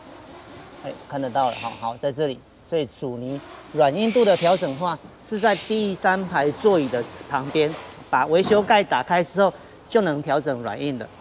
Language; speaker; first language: Chinese; native; Chinese